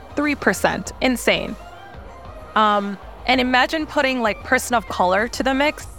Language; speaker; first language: English; non-native, fluent; Korean